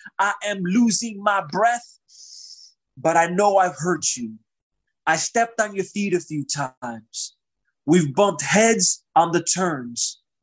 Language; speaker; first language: English; early bilingual, other home language; Spanish